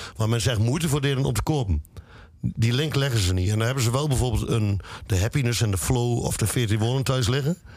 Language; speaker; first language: Dutch; native; Dutch